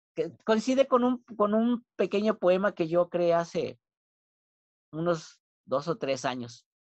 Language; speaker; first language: Spanish; non-native, local second language; Nahuatl languages